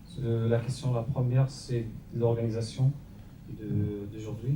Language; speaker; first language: French; non-native, learner; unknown